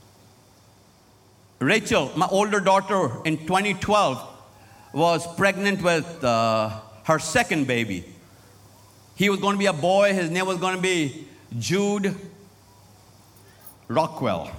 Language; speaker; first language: English; non-native, local second language; Hindi